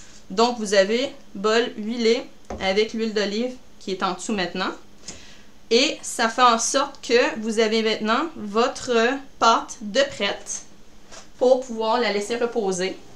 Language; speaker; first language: French; native; French